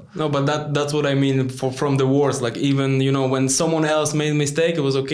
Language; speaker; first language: English; non-native, learner; Polish